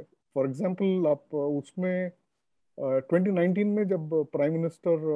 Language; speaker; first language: Hindi; non-native, local second language; Tamil